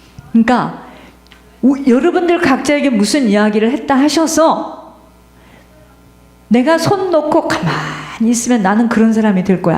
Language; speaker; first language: Korean; native; Korean